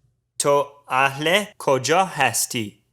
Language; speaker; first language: Persian; non-native, learner; English